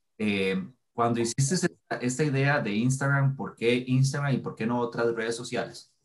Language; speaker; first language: Spanish; native; Spanish